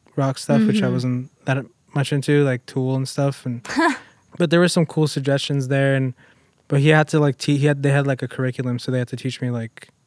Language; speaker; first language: English; early bilingual, other home language; German